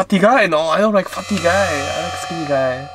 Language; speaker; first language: Japanese; native; Japanese